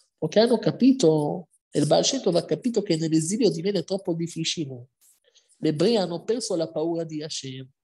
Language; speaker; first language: Italian; non-native, fluent; Hebrew